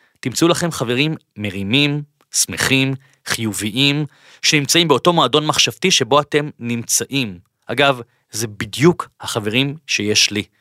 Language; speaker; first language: Hebrew; native; Hebrew